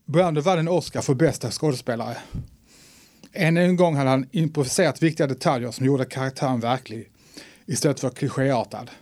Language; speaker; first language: Swedish; native; Swedish